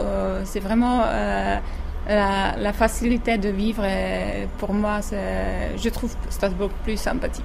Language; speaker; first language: French; non-native, fluent; Czech